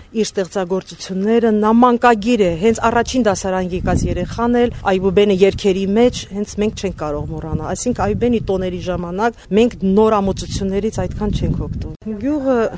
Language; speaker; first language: Armenian; native; Armenian